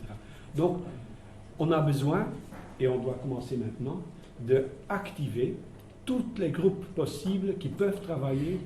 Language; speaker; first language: French; non-native, local second language; Dutch